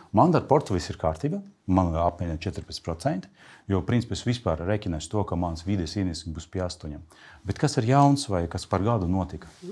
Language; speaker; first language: Latvian; non-native, local second language; Russian